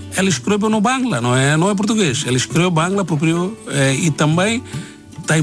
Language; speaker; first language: Portuguese; non-native, learner; Bangla